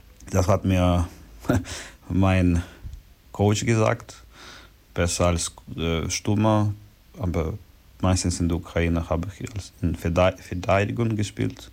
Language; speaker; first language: German; non-native, learner; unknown